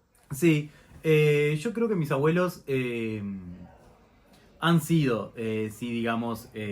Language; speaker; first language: Spanish; native; Spanish